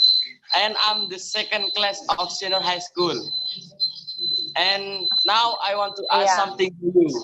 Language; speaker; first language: English; non-native, learner; Indonesian